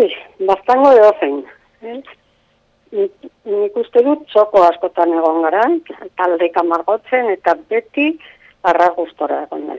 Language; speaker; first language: Basque; non-native, local second language; Spanish